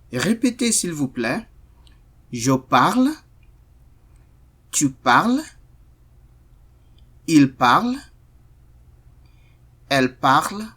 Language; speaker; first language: French; non-native, fluent; Igbo